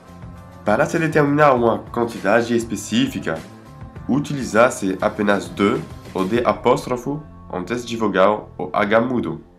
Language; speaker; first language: Portuguese; non-native, fluent; French